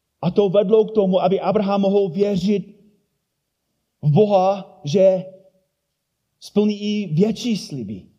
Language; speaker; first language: Czech; non-native, fluent; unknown